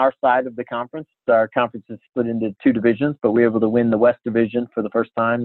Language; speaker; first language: English; native; English